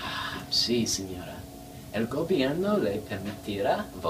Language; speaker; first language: Spanish; non-native, learner; English